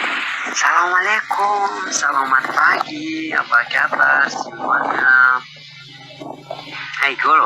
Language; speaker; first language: Indonesian; non-native, learner; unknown